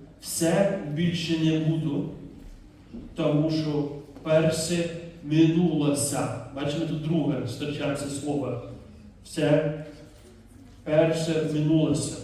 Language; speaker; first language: Ukrainian; non-native, fluent; Dutch